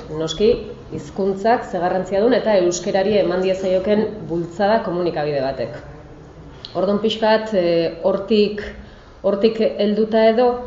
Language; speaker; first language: Basque; native; Basque